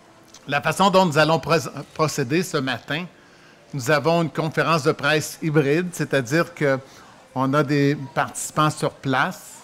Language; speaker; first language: French; native; French